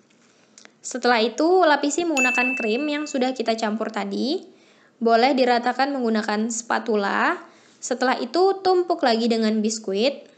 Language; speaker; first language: Indonesian; native; Indonesian